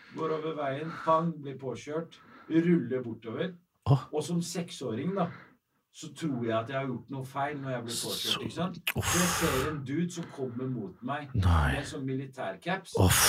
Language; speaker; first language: Norwegian; early bilingual, other home language; Arabic